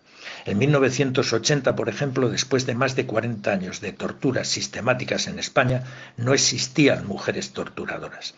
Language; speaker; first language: Spanish; native; Spanish